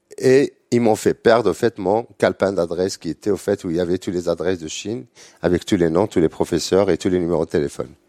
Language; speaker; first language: French; non-native, local second language; Arabic